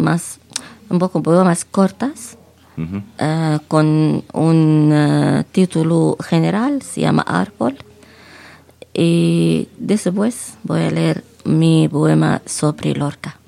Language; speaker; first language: Spanish; non-native, fluent; Arabic